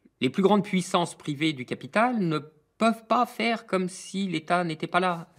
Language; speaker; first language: French; native; French